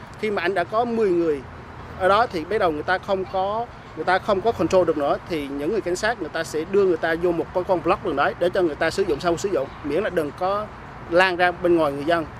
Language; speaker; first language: Vietnamese; early bilingual, other home language; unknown